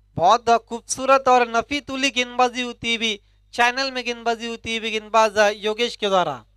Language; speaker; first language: Hindi; non-native, local second language; Marathi